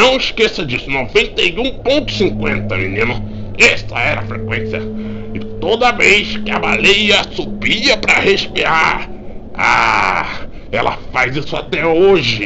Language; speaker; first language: Portuguese; native; Portuguese